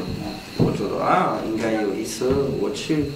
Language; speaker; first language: Chinese; non-native, learner; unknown